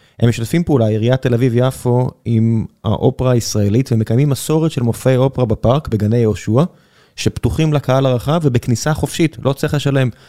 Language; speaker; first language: Hebrew; native; Hebrew